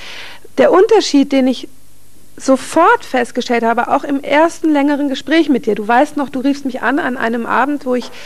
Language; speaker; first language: German; native; German